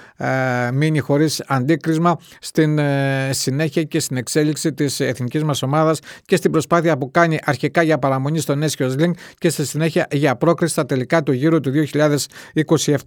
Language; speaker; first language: Greek; native; Greek